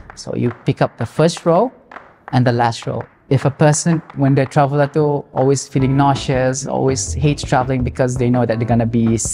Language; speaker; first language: English; non-native, fluent; Malay